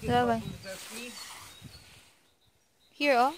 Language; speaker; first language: Russian; non-native, learner; Filipino